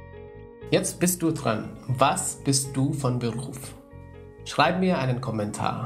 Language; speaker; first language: German; non-native, fluent; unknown